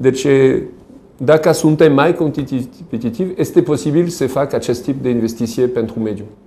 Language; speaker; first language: Romanian; non-native, learner; French